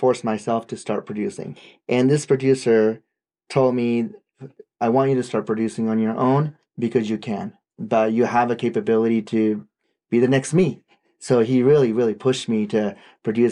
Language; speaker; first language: English; non-native, fluent; Japanese